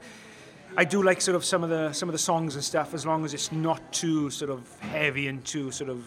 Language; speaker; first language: English; non-native, local second language; Welsh